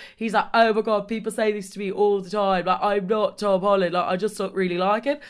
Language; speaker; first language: English; native; English